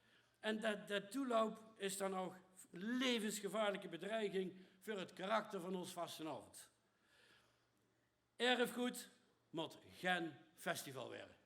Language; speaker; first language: Dutch; native; Dutch